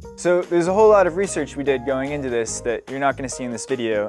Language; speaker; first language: English; native; English